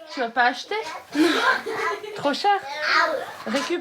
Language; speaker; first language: French; native; French